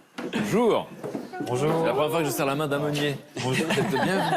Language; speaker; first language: French; native; French